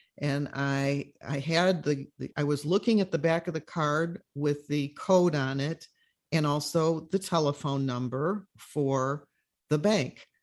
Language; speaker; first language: English; native; English